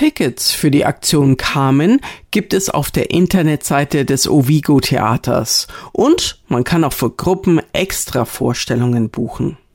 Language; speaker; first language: German; native; German